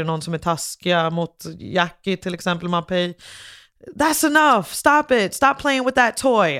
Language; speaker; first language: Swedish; early bilingual, other home language; English